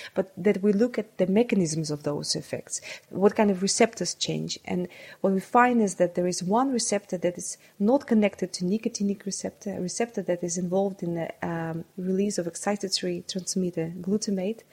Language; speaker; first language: English; non-native, fluent; Russian